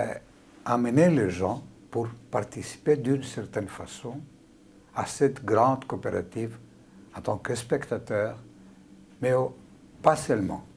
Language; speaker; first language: French; non-native, fluent; Greek